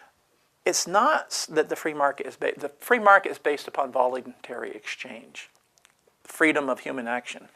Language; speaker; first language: English; native; English